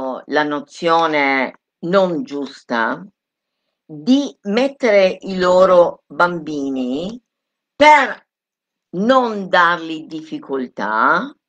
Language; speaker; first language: Italian; non-native, fluent; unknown